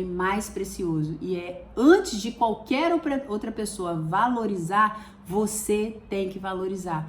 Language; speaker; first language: Portuguese; native; Portuguese